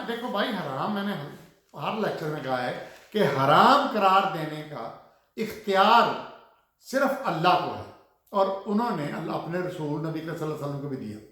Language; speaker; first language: Urdu; native; Urdu